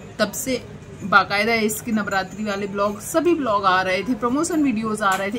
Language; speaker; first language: Hindi; native; Hindi